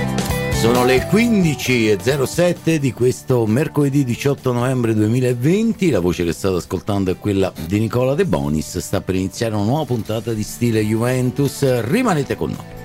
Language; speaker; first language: Italian; native; Italian